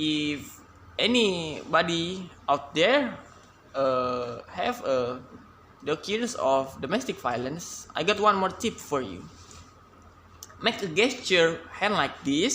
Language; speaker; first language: English; non-native, learner; Indonesian